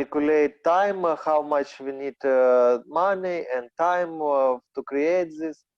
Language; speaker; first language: English; non-native, learner; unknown